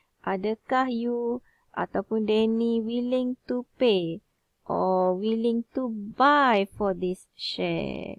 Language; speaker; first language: English; non-native, local second language; Malay